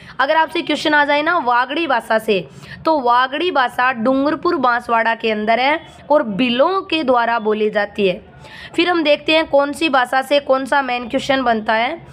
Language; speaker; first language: Hindi; native; Hindi